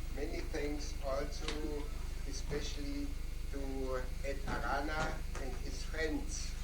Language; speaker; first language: English; non-native, fluent; German